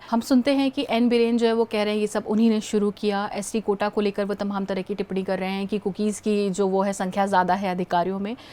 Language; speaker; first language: Hindi; native; Hindi